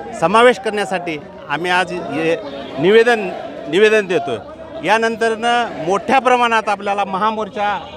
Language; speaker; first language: Marathi; non-native, local second language; Lambadi